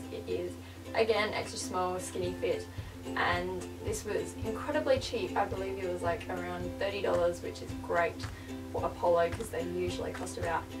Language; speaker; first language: English; native; English